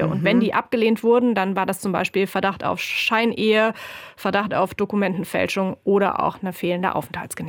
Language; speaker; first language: German; native; German